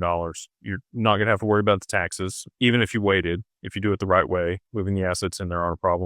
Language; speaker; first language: English; native; English